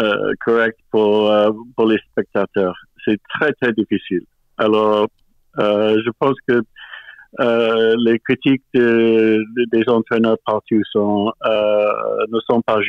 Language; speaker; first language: French; non-native, fluent; English